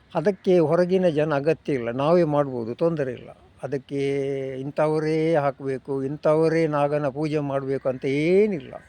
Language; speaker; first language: Kannada; non-native, local second language; Tulu